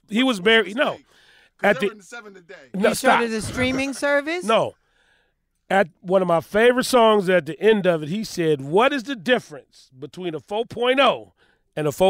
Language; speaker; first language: English; native; English